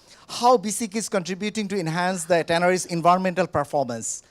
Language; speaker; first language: English; non-native, local second language; Bangla